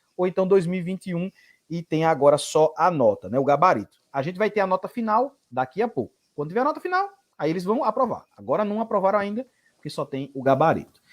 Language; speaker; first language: Portuguese; native; Portuguese